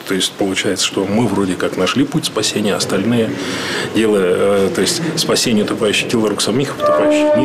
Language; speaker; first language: Russian; native; Russian